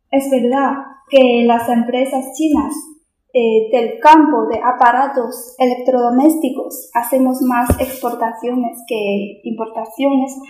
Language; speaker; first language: Spanish; non-native, fluent; Chinese